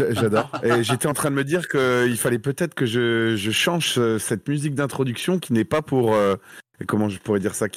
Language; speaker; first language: French; native; French